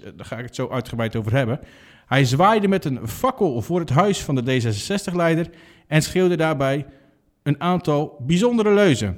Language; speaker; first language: Dutch; native; Dutch